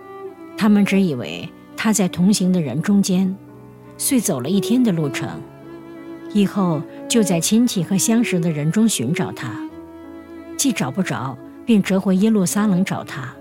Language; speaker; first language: Chinese; native; Chinese